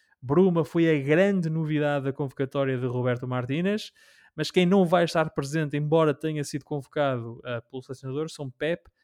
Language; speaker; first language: Portuguese; native; Portuguese